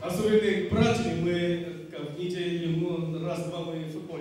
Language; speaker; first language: Russian; non-native, learner; Korean